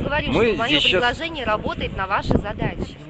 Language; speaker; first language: Russian; native; Russian